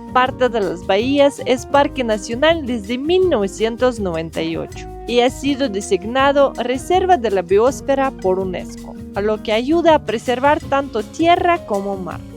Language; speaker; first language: Spanish; non-native, fluent; Russian